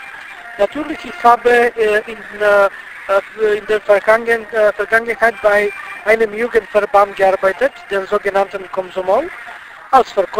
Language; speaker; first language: German; non-native, fluent; Bulgarian